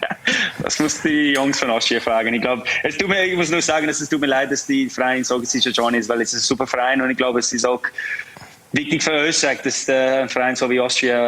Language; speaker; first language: German; non-native, fluent; English